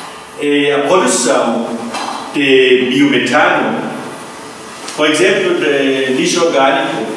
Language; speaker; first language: Portuguese; non-native, fluent; German